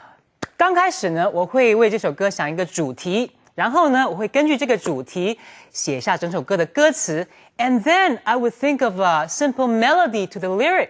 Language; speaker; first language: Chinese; native; Chinese